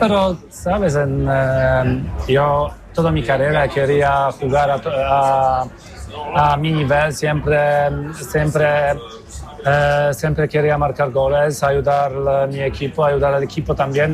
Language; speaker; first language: Spanish; non-native, learner; Polish